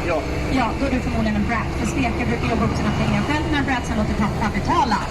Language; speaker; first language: Swedish; native; Swedish